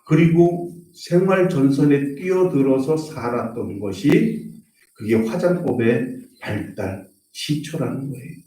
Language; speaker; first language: Korean; native; Korean